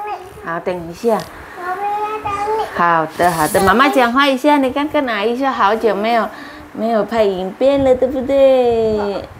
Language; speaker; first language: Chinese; non-native, fluent; Indonesian